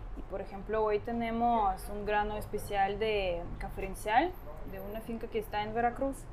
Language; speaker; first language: Spanish; non-native, fluent; Ukrainian